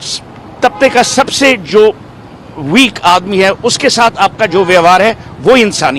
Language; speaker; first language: Hindi; native; Hindi